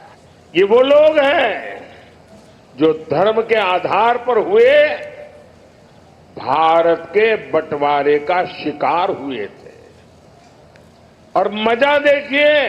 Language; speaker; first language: Hindi; native; Hindi